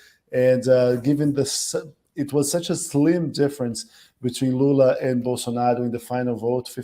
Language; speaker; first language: English; non-native, fluent; Portuguese